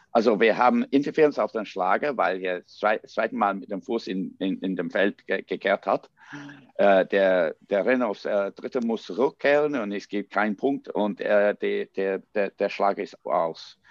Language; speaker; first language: German; non-native, fluent; English